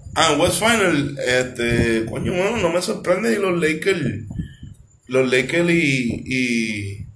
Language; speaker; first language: Spanish; early bilingual, heritage; Spanish